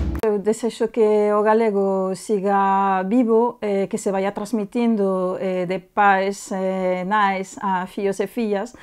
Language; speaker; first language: Galician; non-native, fluent; French